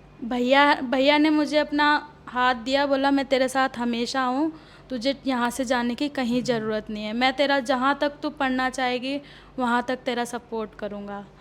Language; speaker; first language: Hindi; early bilingual, other home language; Odia